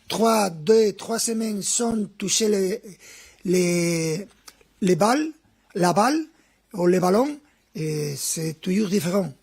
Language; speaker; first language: French; non-native, fluent; Spanish